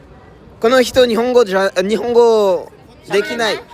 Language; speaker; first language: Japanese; non-native, learner; French